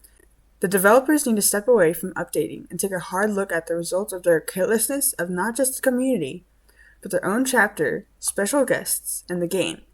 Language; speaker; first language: English; native; English